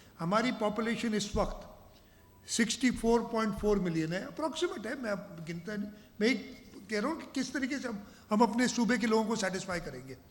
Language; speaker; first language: Urdu; non-native, local second language; Sindhi